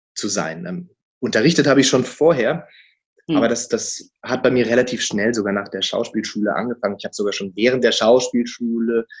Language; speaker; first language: German; native; German